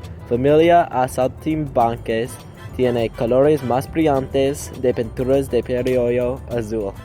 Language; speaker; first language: Spanish; non-native, learner; English